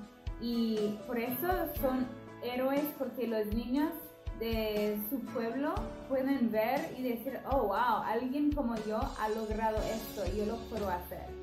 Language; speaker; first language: Spanish; non-native, fluent; English